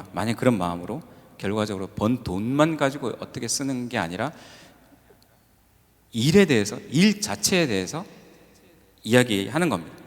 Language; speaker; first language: Korean; native; Korean